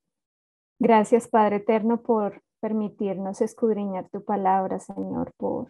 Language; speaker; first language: Spanish; native; Spanish